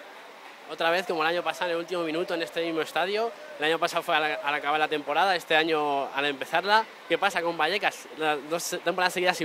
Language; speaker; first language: Spanish; native; Spanish